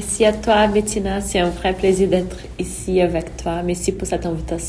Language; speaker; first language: French; non-native, fluent; Portuguese